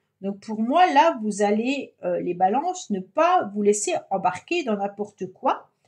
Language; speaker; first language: French; native; French